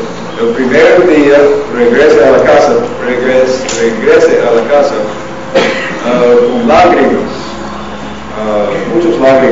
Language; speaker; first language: Spanish; non-native, fluent; English